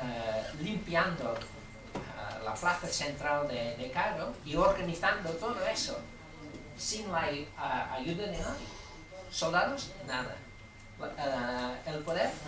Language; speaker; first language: Spanish; non-native, fluent; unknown